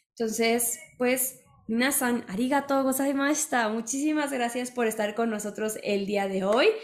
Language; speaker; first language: Spanish; native; Spanish